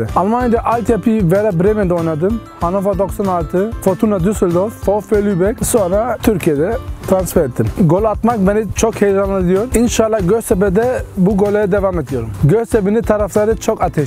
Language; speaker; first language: Turkish; early bilingual, heritage; Turkish